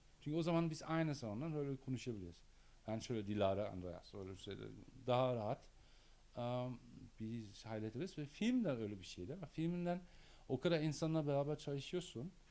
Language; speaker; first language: Turkish; non-native, learner; German